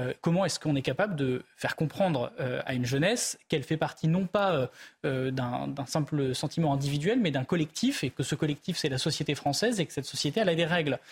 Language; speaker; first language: French; native; French